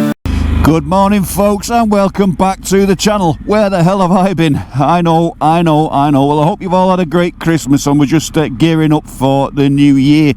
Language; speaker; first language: English; native; English